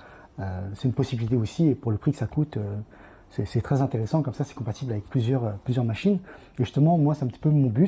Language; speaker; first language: French; native; French